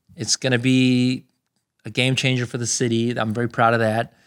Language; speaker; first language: English; native; English